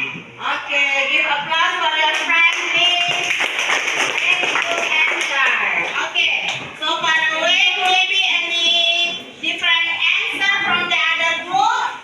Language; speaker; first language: English; non-native, learner; Indonesian